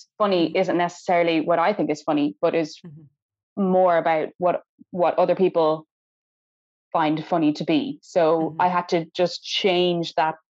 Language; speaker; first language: English; native; English